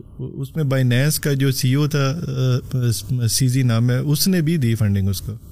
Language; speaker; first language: Urdu; non-native, local second language; Punjabi